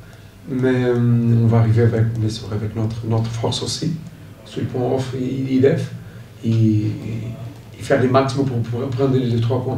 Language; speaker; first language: French; non-native, fluent; Portuguese